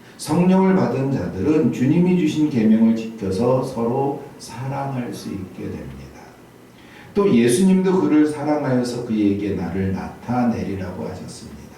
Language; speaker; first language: Korean; native; Korean